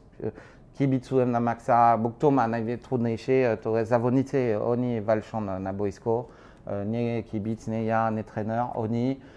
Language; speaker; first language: Polish; non-native, learner; French